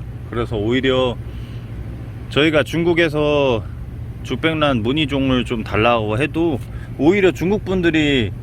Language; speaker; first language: Korean; native; Korean